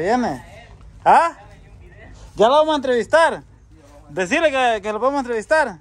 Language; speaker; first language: Spanish; native; Spanish